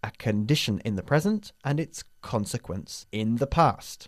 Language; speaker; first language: English; native; English